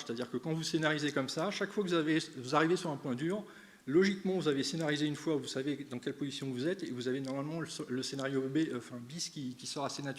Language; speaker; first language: French; native; French